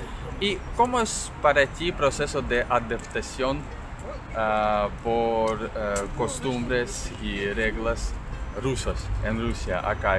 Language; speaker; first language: Spanish; non-native, learner; Russian